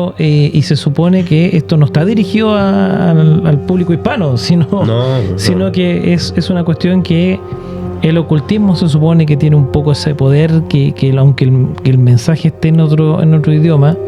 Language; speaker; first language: Spanish; native; Spanish